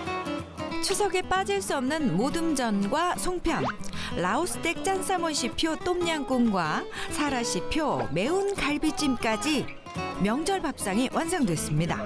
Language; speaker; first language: Korean; native; Korean